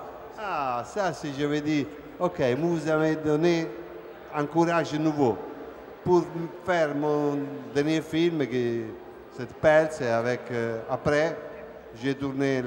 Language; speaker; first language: French; non-native, fluent; Italian